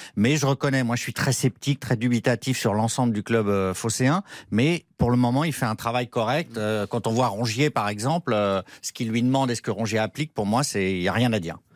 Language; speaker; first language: French; native; French